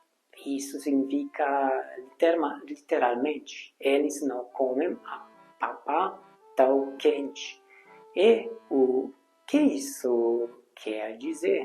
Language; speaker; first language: Portuguese; non-native, fluent; Hungarian